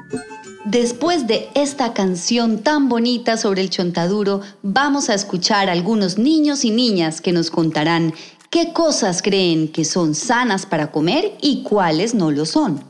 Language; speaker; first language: Spanish; native; Spanish